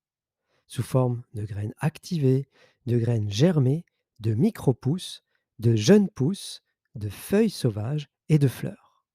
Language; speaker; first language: French; native; French